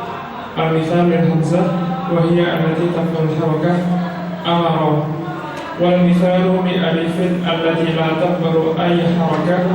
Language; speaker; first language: Arabic; non-native, learner; Indonesian